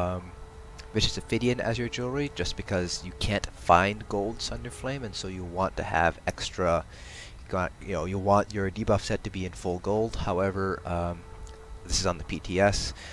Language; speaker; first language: English; native; English